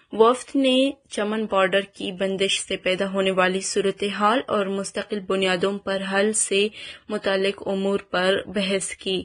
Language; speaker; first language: Urdu; non-native, local second language; Baluchi